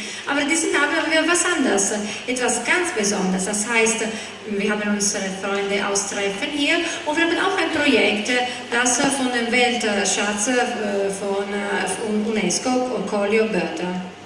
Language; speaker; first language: German; non-native, fluent; Italian